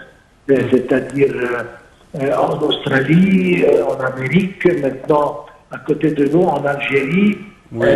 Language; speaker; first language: French; non-native, fluent; Arabic